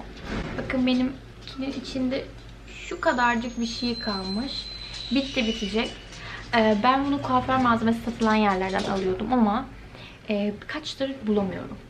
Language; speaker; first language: Turkish; native; Turkish